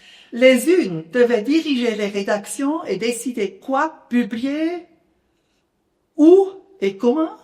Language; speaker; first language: French; non-native, local second language; German